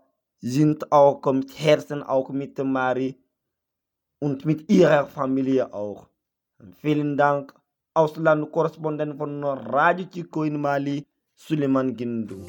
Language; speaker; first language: German; non-native, learner; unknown